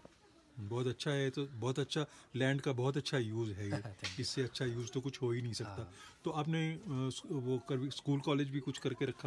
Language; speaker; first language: Hindi; native; Hindi